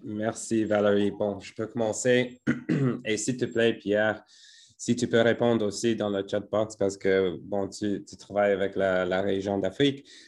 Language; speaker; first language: French; non-native, fluent; English